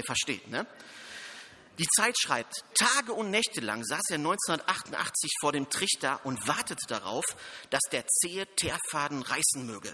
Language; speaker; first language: German; native; German